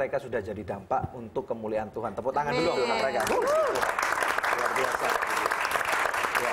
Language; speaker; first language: Indonesian; native; Indonesian